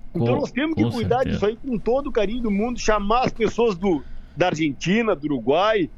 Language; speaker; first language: Portuguese; native; Portuguese